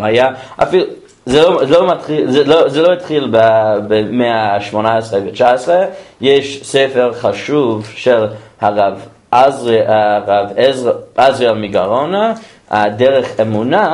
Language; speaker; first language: Hebrew; non-native, fluent; English